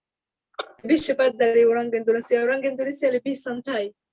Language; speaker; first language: Indonesian; non-native, learner; Arabic